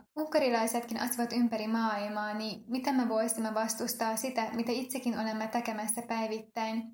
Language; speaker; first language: Finnish; non-native, fluent; Hungarian